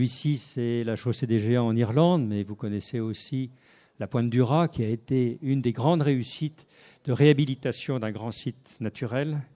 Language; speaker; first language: French; native; French